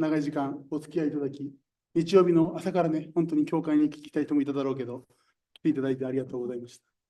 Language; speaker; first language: Japanese; native; Japanese